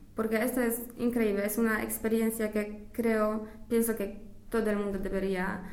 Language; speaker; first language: Spanish; non-native, fluent; English